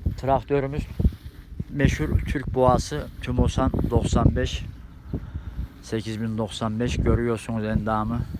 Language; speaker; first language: Turkish; native; Turkish